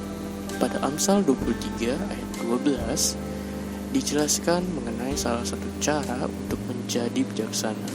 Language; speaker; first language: Indonesian; native; Indonesian